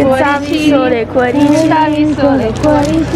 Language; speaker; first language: Italian; early bilingual, other home language; Albanian